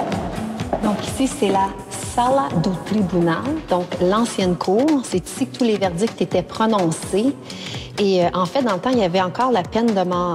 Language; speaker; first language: French; native; French